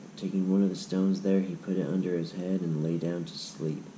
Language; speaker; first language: English; native; English